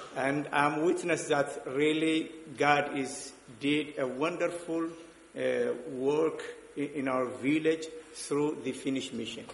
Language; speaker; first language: English; non-native, local second language; Amharic